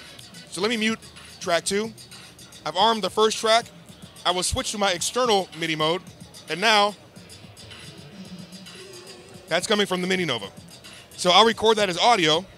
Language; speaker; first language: English; native; English